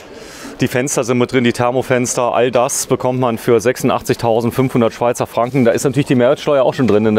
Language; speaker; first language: German; native; German